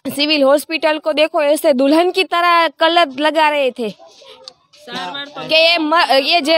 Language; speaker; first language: Hindi; non-native, local second language; Gujarati